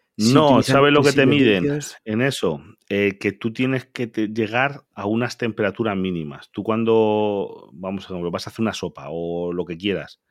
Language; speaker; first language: Spanish; native; Spanish